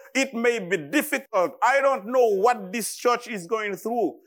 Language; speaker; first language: English; non-native, fluent; Haitian Creole